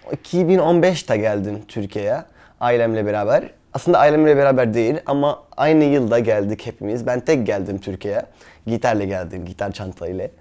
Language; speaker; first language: Turkish; non-native, fluent; Arabic